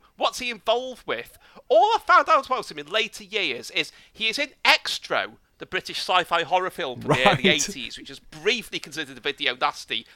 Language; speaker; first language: English; native; English